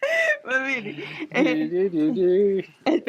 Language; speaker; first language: Italian; non-native, fluent; English